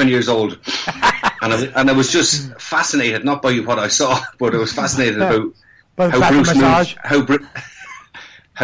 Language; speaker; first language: English; native; English